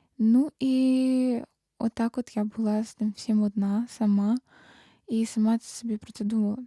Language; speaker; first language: Ukrainian; native; Ukrainian